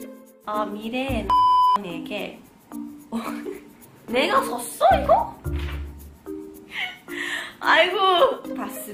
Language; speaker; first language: Korean; non-native, fluent; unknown